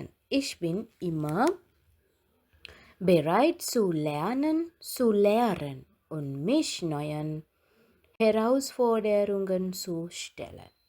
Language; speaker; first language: German; non-native, fluent; Sinhala